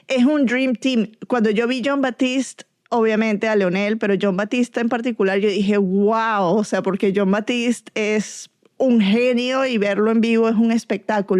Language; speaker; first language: Spanish; native; Spanish